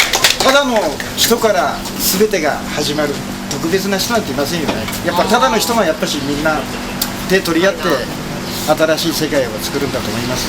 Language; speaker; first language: Japanese; native; Japanese